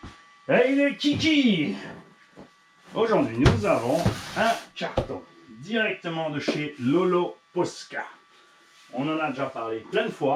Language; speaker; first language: French; native; French